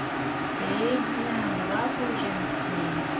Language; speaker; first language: French; native; French